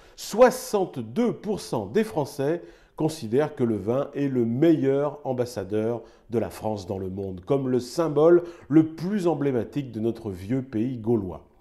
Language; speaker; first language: French; native; French